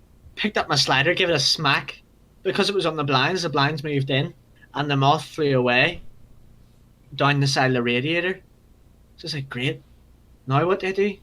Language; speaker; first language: English; native; English